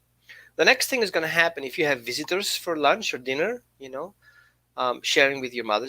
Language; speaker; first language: English; non-native, fluent; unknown